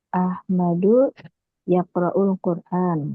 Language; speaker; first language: Arabic; non-native, learner; Indonesian